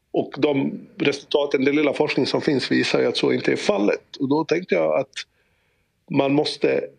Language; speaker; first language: Swedish; early bilingual, other home language; Bosnian